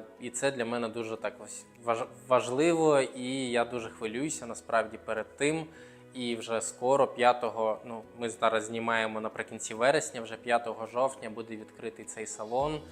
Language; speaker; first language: Ukrainian; non-native, local second language; Russian